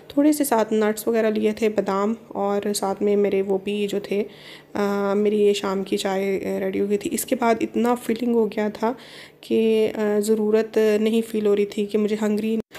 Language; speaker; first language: Hindi; native; Hindi